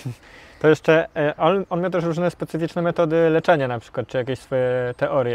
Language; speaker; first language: Polish; native; Polish